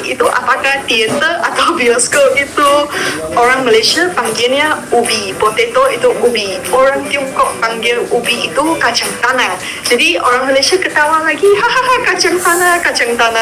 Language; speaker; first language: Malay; non-native, local second language; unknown